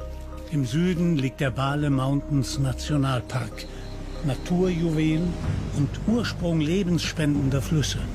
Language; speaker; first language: German; native; German